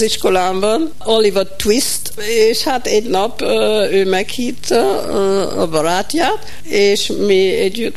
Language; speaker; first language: Hungarian; early bilingual, heritage; Hungarian